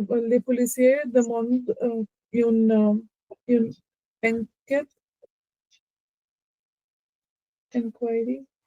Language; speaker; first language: French; non-native, learner; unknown